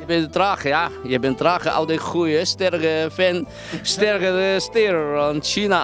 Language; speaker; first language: Dutch; non-native, learner; Cantonese